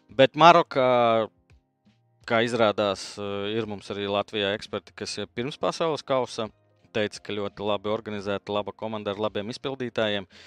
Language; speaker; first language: Latvian; native; Latvian